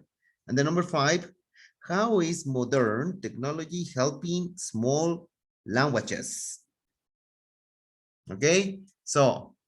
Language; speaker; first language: English; non-native, fluent; Spanish